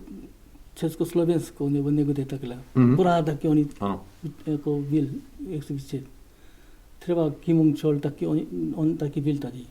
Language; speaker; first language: Czech; non-native, learner; Korean